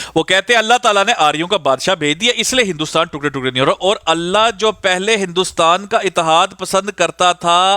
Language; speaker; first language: Urdu; non-native, local second language; Punjabi